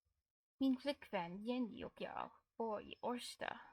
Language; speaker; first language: Swedish; non-native, learner; English